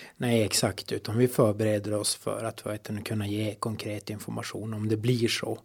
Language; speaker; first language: Swedish; native; Swedish